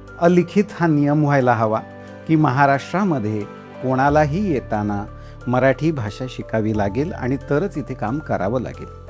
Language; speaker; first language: Marathi; native; Marathi